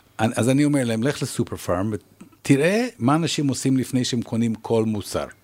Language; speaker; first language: Hebrew; non-native, fluent; English